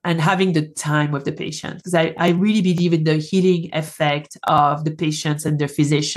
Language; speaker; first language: English; non-native, fluent; French